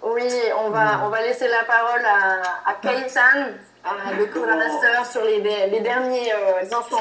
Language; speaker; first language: French; native; French